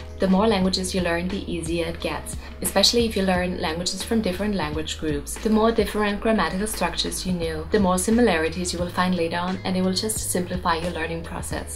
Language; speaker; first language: English; non-native, fluent; German